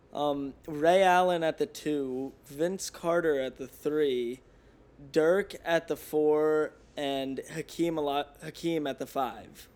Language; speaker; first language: English; native; English